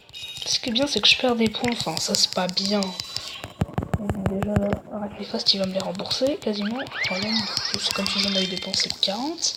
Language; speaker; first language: French; native; French